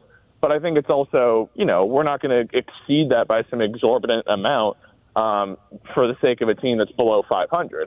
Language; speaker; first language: English; native; English